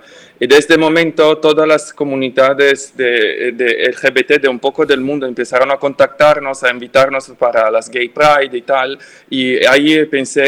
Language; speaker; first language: Spanish; non-native, fluent; French